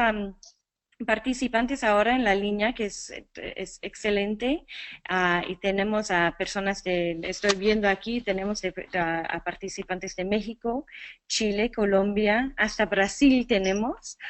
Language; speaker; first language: Spanish; non-native, fluent; English